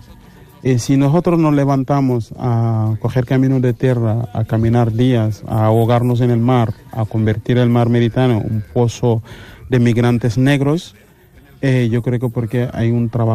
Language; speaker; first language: Spanish; non-native, fluent; Wolof